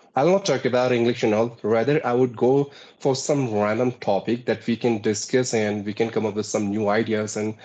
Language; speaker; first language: English; non-native, local second language; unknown